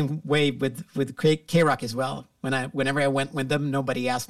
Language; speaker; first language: English; non-native, fluent; Swedish